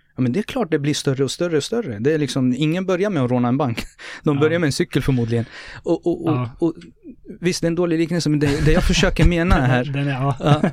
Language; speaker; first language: Swedish; native; Swedish